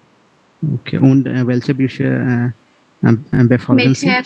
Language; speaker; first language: German; non-native, learner; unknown